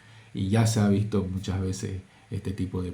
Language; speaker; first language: Spanish; native; Spanish